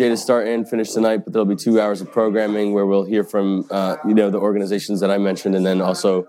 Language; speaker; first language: English; native; English